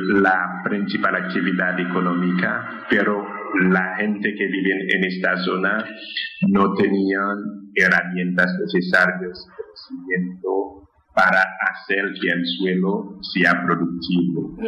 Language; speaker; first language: Spanish; non-native, fluent; Haitian Creole